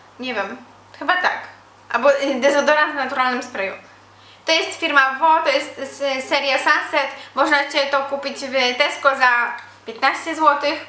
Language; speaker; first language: Polish; native; Polish